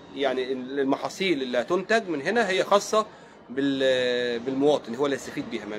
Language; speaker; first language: Egyptian Arabic; native; Egyptian Arabic